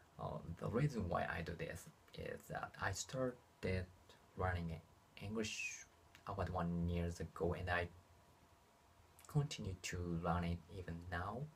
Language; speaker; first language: English; non-native, learner; Japanese